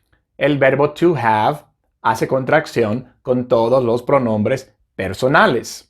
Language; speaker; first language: Spanish; non-native, fluent; English